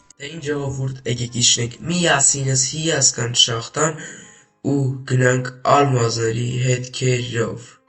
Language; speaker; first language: Armenian; native; Armenian